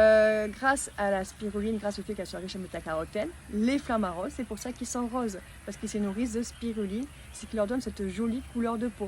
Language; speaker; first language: French; native; French